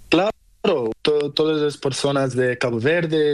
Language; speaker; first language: Spanish; non-native, learner; Portuguese